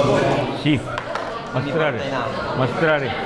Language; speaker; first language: Italian; non-native, learner; Russian